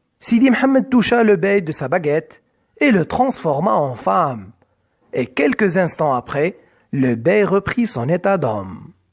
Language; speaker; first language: French; non-native, local second language; Arabic